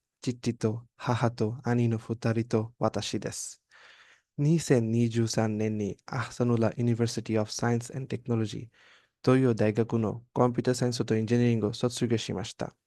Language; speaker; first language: Japanese; non-native, learner; Bangla